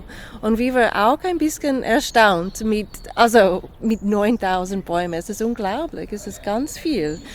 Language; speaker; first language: German; non-native, fluent; English